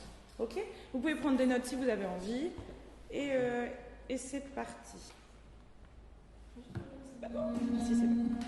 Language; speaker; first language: French; native; French